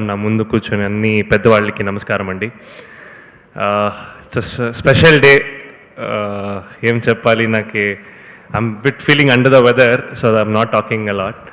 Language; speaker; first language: Telugu; non-native, learner; Kannada